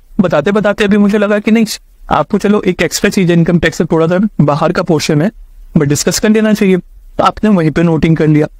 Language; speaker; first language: Hindi; native; Hindi